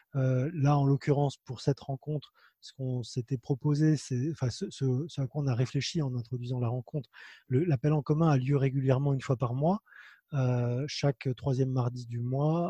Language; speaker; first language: French; native; French